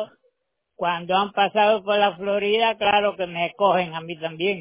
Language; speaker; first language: Spanish; native; Spanish